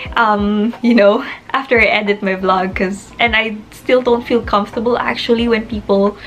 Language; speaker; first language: English; non-native, local second language; Filipino